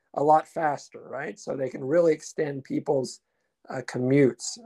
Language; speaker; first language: English; native; English